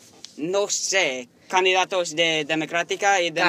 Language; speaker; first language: Spanish; non-native, learner; English